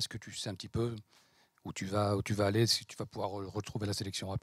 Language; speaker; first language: French; native; French